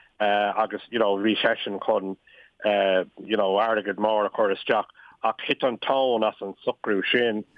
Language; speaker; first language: Irish; non-native, local second language; English